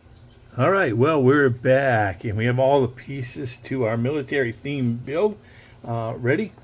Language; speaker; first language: English; native; English